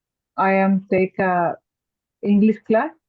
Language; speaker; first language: English; non-native, learner; Spanish